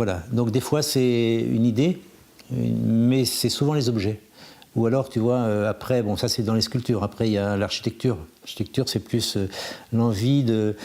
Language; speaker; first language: French; native; French